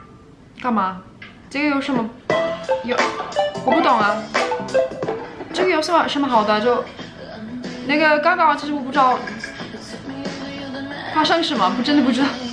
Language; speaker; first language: Chinese; non-native, fluent; English